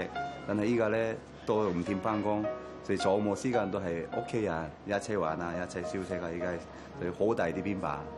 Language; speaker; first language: Cantonese; non-native, learner; Korean